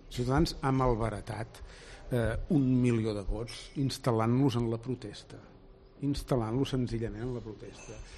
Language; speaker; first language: Catalan; native; Catalan